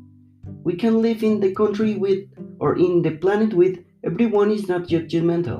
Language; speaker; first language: English; non-native, learner; Spanish